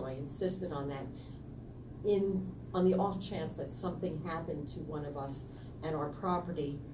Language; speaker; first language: English; native; English